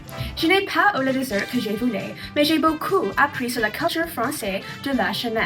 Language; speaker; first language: French; non-native, learner; English